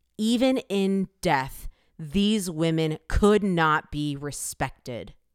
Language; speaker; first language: English; early bilingual, other home language; Korean